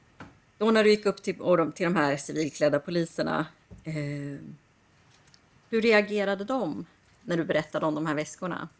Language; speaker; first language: Swedish; native; Swedish